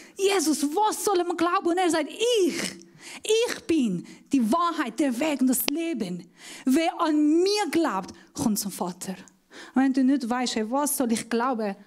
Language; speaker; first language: German; non-native, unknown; Persian